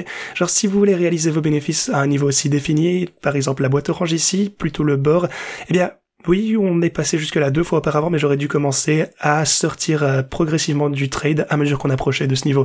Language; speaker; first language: French; native; French